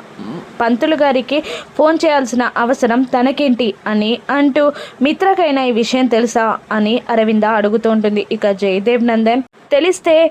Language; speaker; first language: Telugu; native; Telugu